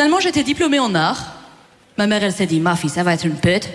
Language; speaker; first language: French; early bilingual, other home language; Persian